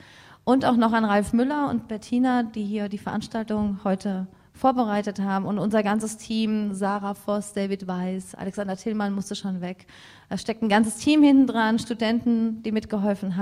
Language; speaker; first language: German; native; German